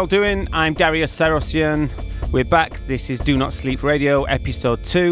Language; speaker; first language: English; native; English